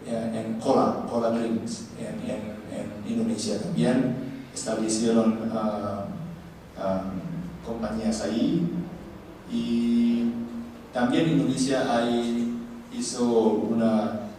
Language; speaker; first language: Spanish; non-native, learner; Indonesian